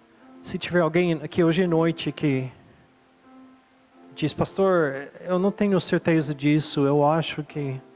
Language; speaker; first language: Portuguese; non-native, fluent; English